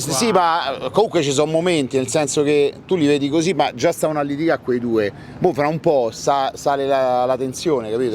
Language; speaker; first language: Italian; native; Italian